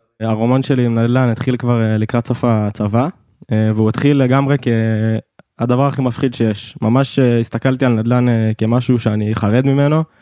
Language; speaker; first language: Hebrew; native; Hebrew